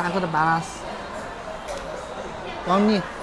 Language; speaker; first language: Indonesian; non-native, learner; Chinese